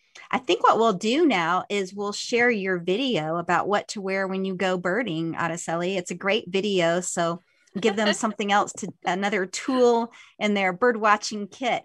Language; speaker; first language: English; native; English